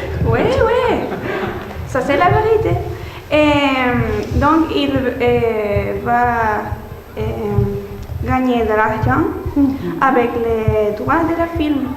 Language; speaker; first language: French; non-native, learner; Spanish